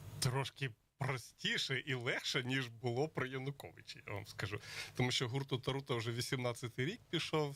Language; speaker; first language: Ukrainian; native; Ukrainian